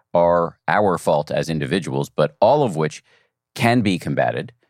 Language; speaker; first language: English; native; English